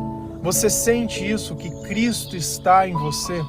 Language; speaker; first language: Portuguese; native; Portuguese